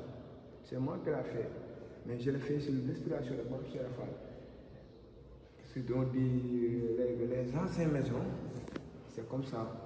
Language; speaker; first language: French; non-native, local second language; Wolof